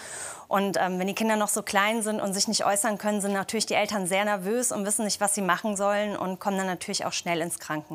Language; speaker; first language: German; native; German